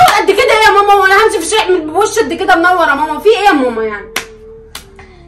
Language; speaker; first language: Arabic; native; Arabic